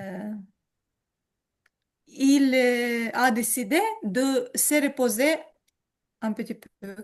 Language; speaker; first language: French; non-native, learner; Ukrainian